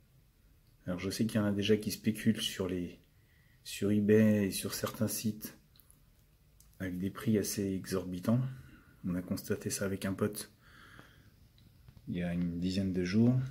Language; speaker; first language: French; native; French